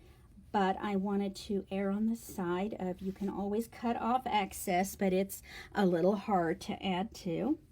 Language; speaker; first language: English; native; English